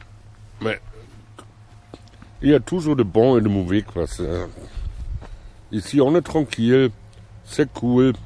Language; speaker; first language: French; non-native, fluent; German